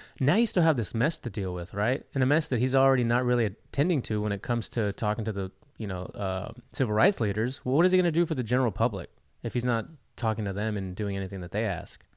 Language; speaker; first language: English; native; English